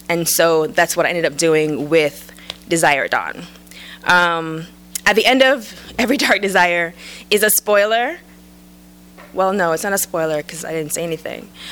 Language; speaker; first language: English; early bilingual, other home language; Jamaican Creole English